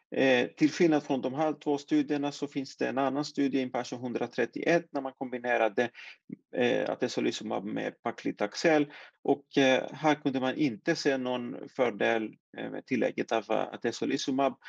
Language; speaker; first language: Swedish; non-native, fluent; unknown